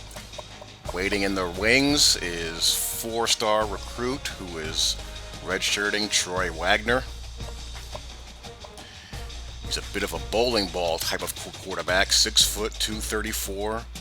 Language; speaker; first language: English; native; English